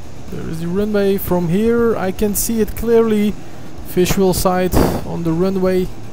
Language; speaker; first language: English; non-native, fluent; Turkish